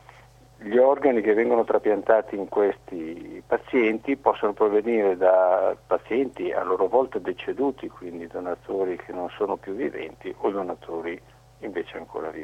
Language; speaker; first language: Italian; native; Italian